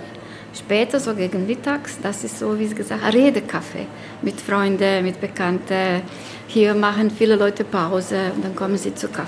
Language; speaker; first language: German; non-native, learner; Bosnian